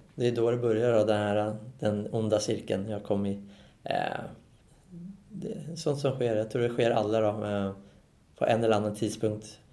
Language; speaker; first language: Swedish; native; Swedish